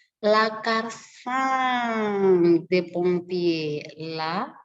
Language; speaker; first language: French; non-native, learner; Indonesian